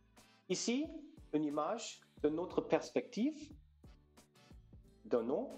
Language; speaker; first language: French; non-native, fluent; German